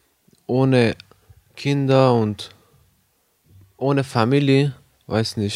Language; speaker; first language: German; non-native, learner; Persian